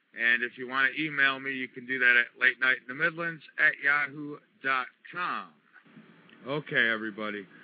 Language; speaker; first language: English; native; English